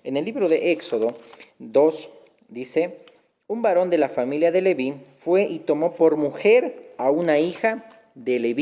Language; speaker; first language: Spanish; native; Spanish